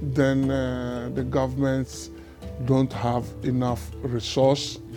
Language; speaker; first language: English; non-native, local second language; Ewe